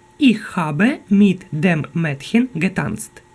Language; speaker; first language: German; non-native, fluent; Ukrainian